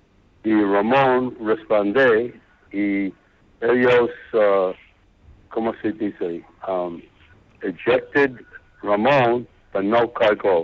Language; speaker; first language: Spanish; non-native, learner; English